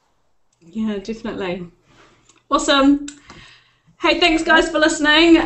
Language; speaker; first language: English; native; English